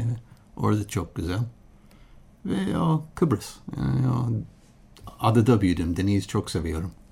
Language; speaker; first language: Turkish; non-native, learner; English